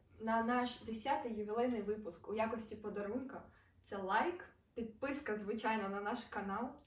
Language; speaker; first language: Ukrainian; non-native, local second language; Russian